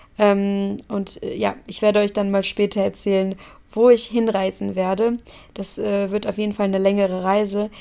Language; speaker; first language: German; native; German